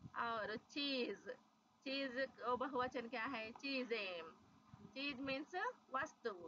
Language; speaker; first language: Hindi; non-native, local second language; Telugu